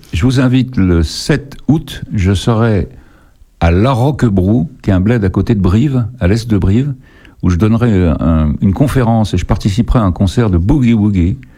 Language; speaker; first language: French; native; French